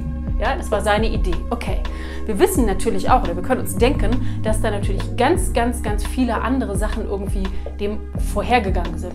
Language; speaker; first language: German; native; German